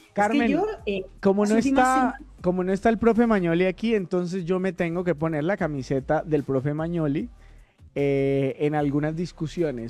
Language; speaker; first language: Spanish; native; Spanish